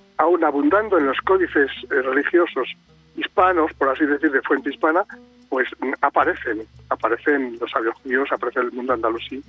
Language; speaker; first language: Spanish; native; Spanish